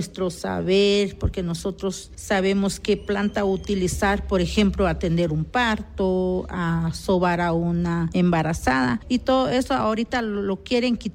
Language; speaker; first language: Spanish; non-native, local second language; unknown